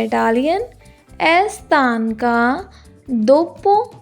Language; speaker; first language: Italian; non-native, learner; Hindi